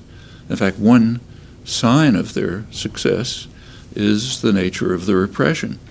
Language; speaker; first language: English; native; English